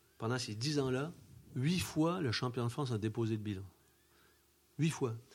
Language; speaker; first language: French; native; French